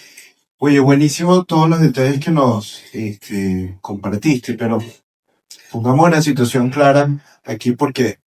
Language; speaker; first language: Spanish; native; Spanish